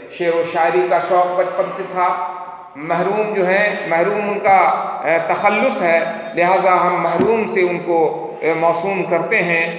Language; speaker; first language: Urdu; native; Urdu